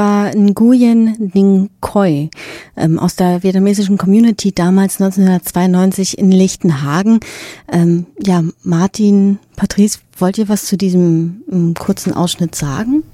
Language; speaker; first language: German; native; German